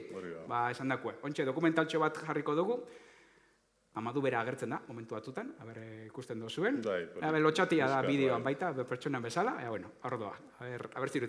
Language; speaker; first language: Basque; native; Basque